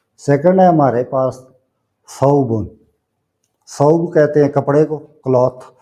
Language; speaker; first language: Urdu; non-native, local second language; Punjabi